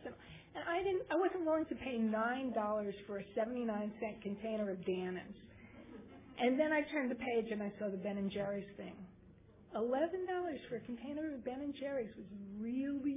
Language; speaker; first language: English; native; English